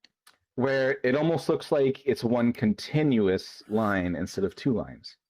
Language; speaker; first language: English; native; English